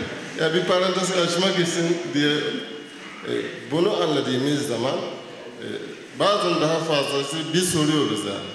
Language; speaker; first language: Turkish; non-native, fluent; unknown